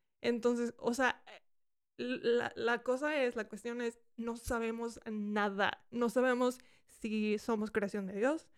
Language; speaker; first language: Spanish; early bilingual, heritage; Spanish